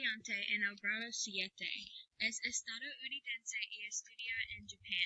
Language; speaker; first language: Spanish; non-native, learner; English